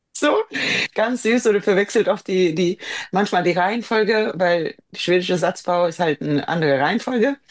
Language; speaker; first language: German; non-native, fluent; Swedish